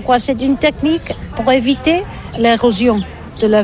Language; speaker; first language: French; non-native, learner; Catalan